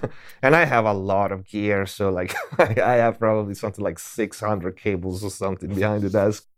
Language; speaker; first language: English; non-native, fluent; Italian